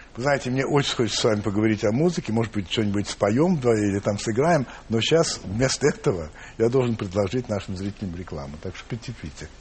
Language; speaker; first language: Russian; early bilingual, heritage; English